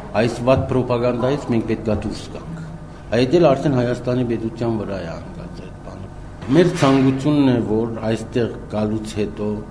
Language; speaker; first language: Armenian; early bilingual, heritage; Armenian